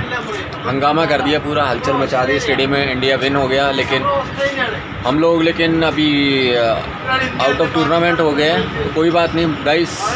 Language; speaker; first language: Hindi; native; Hindi